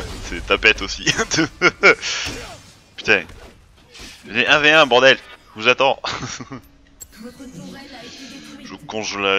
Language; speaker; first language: French; native; French